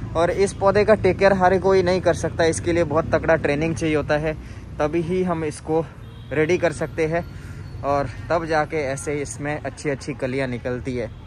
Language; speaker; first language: Hindi; native; Hindi